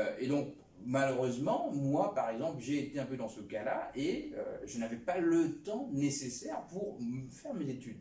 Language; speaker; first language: French; non-native, local second language; Lingala